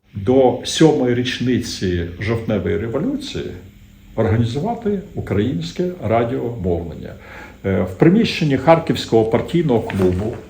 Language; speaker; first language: Ukrainian; native; Ukrainian